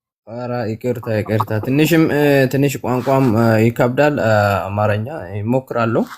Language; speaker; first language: Amharic; non-native, local second language; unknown